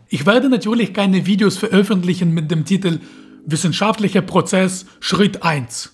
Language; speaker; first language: German; non-native, fluent; Russian